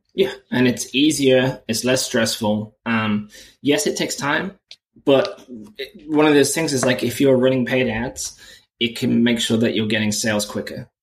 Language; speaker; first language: English; native; English